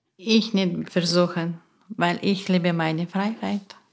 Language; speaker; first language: German; non-native, learner; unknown